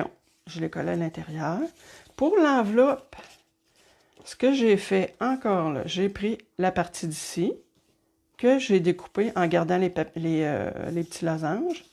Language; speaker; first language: French; native; French